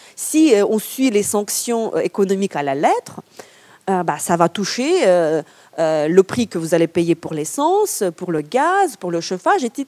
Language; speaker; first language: French; non-native, fluent; Ukrainian